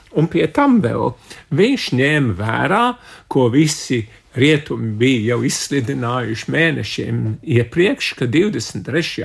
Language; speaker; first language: Latvian; early bilingual, heritage; Latvian